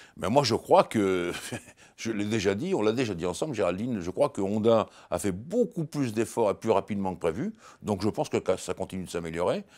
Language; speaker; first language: French; native; French